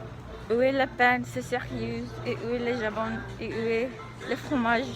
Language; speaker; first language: French; non-native, learner; English